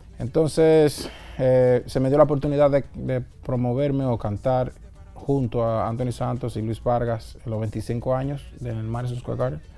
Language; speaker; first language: Spanish; early bilingual, heritage; Spanish